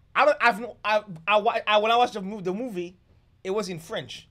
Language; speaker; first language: English; native; English